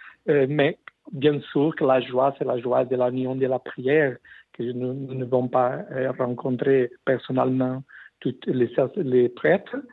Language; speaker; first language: French; non-native, learner; Portuguese